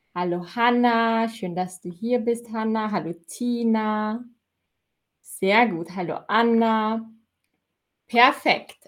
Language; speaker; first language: German; native; German